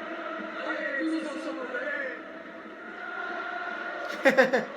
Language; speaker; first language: French; non-native, fluent; Portuguese